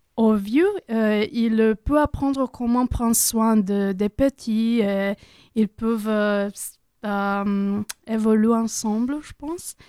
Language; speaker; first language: French; non-native, learner; Croatian